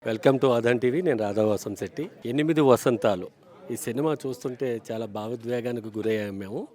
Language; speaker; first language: Telugu; native; Telugu